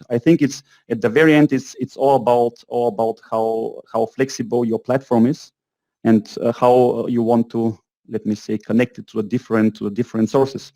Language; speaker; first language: English; non-native, fluent; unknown